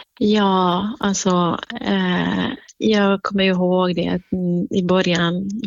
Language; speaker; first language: Swedish; non-native, fluent; Kurdish